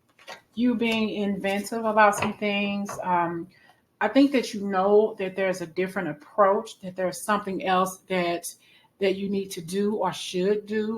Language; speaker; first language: English; native; English